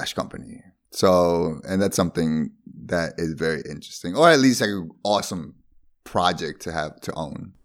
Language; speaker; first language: English; non-native, fluent; Spanish